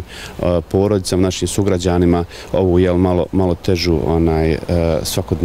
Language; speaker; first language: Croatian; native; Croatian